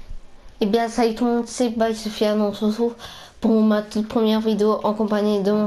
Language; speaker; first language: French; native; French